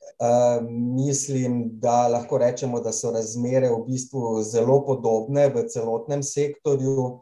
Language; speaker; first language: Slovenian; native; Slovenian